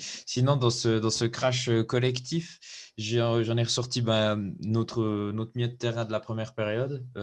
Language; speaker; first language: French; native; French